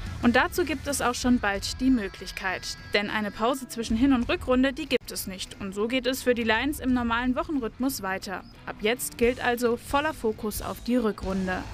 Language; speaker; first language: German; native; German